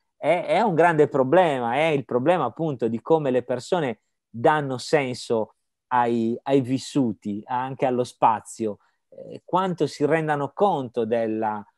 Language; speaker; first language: Italian; native; Italian